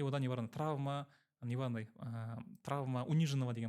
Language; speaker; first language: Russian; non-native, local second language; Kazakh